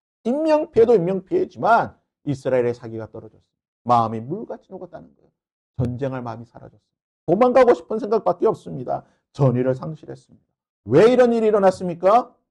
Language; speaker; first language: Korean; native; Korean